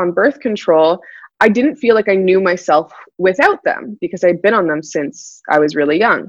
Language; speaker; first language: English; native; English